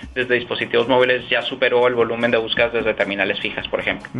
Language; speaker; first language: Spanish; native; Spanish